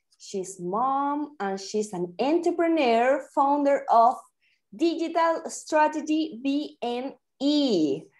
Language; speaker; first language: English; non-native, fluent; Spanish